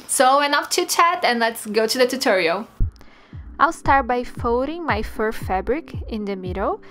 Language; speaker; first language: English; non-native, learner; Portuguese